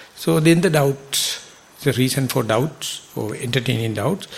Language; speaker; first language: English; non-native, local second language; Sinhala